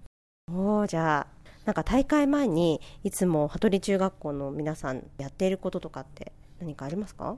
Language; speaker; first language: Japanese; native; Japanese